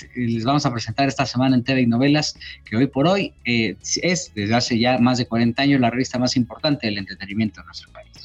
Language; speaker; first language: Spanish; native; Spanish